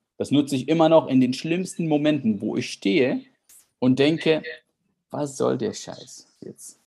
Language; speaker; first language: German; non-native, fluent; Arabic